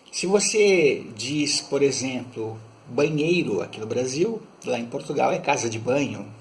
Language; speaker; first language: Portuguese; native; Portuguese